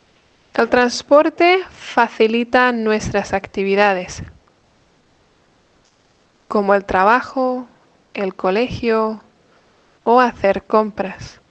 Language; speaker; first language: Spanish; non-native, fluent; English